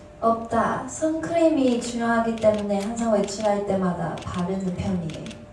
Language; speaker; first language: Korean; non-native, fluent; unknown